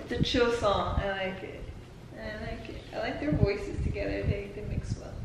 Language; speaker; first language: English; early bilingual, other home language; Spanish